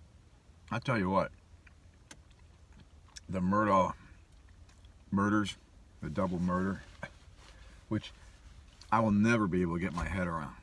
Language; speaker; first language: English; native; English